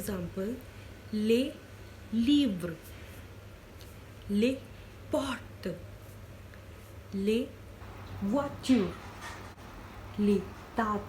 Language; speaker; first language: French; non-native, fluent; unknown